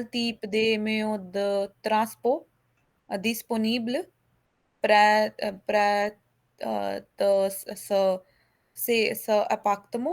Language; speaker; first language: French; non-native, learner; Hindi